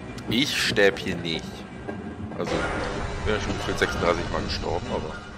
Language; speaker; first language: German; native; German